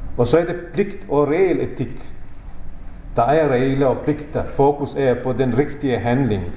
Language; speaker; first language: Danish; non-native, fluent; Bosnian